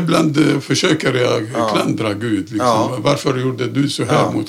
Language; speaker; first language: Swedish; non-native, fluent; Arabic